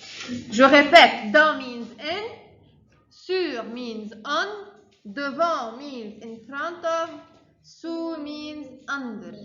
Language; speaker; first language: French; non-native, fluent; Arabic